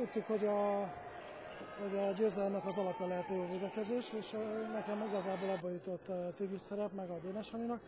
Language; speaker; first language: Hungarian; native; Hungarian